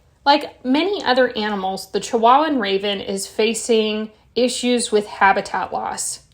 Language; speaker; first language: English; native; English